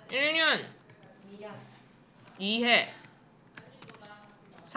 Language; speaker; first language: Korean; native; Korean